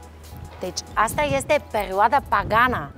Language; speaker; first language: Romanian; non-native, fluent; Bulgarian